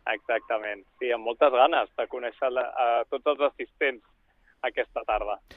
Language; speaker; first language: Catalan; native; Catalan